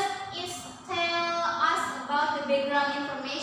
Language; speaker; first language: English; non-native, learner; Indonesian